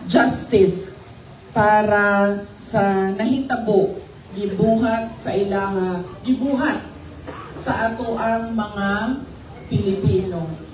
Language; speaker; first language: Cebuano; native; Cebuano